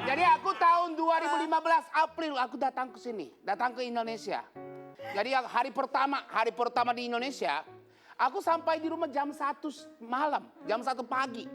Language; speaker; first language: Indonesian; non-native, fluent; Japanese